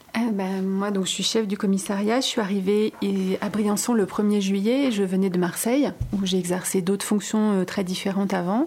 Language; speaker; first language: French; native; French